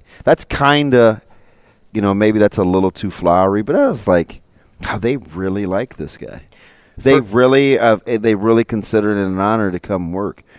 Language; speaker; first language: English; native; English